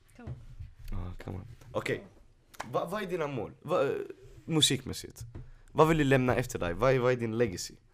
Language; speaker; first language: Swedish; native; Swedish